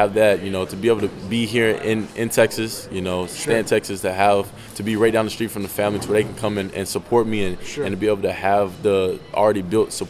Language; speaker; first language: English; native; English